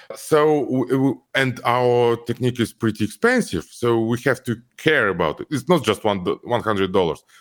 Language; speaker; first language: English; non-native, fluent; Kazakh